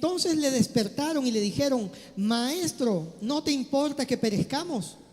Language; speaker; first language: Spanish; native; Spanish